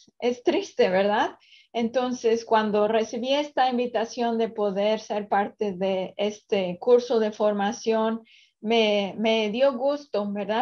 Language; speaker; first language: Spanish; early bilingual, other home language; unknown